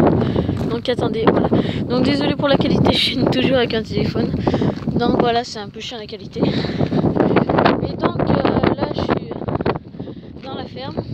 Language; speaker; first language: French; native; French